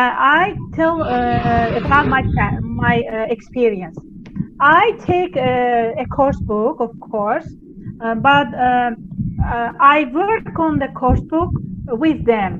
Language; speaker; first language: English; non-native, fluent; Azerbaijani